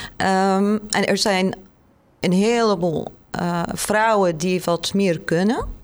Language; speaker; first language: Dutch; non-native, fluent; Arabic